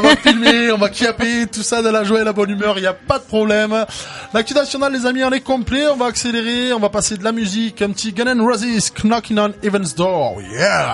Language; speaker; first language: French; native; French